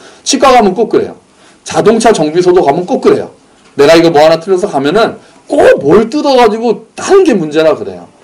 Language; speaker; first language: Korean; native; Korean